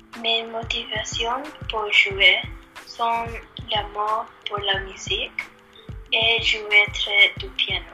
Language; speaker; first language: French; non-native, learner; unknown